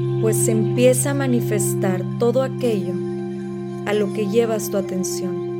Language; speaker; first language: Spanish; native; Spanish